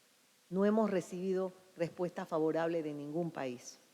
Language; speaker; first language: Spanish; native; Spanish